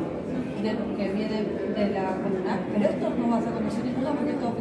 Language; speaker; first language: Spanish; native; Spanish